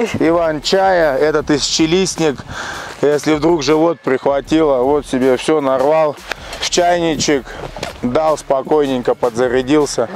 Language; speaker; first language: Russian; native; Russian